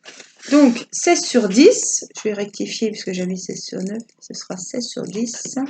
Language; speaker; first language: French; native; French